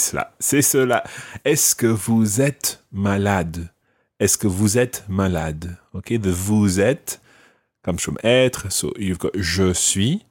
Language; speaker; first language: French; non-native, fluent; English